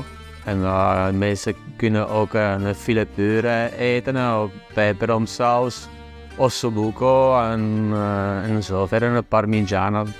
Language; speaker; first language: Dutch; non-native, fluent; Italian